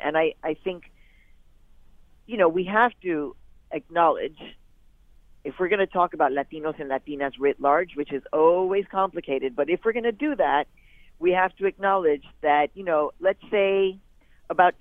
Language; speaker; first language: English; native; English